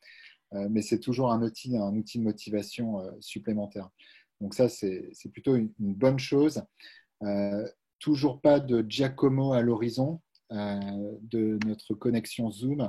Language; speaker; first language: French; native; French